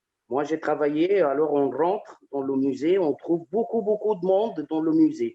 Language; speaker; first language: French; non-native, fluent; Arabic